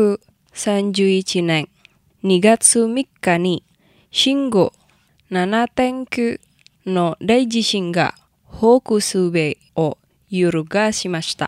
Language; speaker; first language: Japanese; non-native, fluent; Indonesian